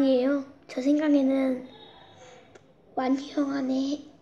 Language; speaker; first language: Korean; early bilingual, heritage; Korean